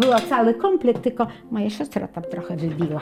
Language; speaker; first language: Polish; native; Polish